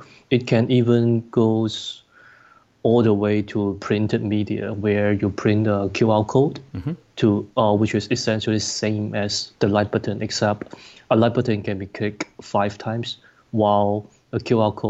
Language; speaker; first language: English; non-native, local second language; Cantonese